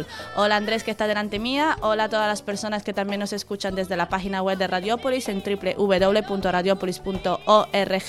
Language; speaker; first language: Spanish; native; Spanish